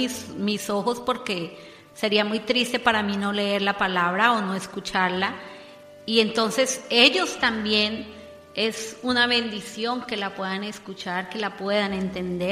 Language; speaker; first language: Spanish; native; Spanish